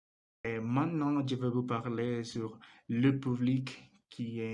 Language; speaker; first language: French; non-native, learner; Spanish